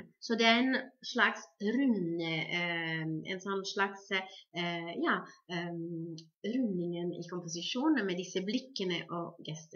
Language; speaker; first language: Norwegian; non-native, fluent; Italian